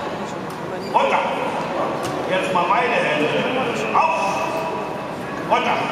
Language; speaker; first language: German; native; German